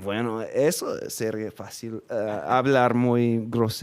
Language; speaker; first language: Spanish; non-native, fluent; English